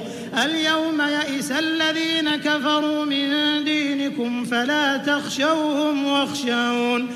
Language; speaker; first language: Arabic; native; Arabic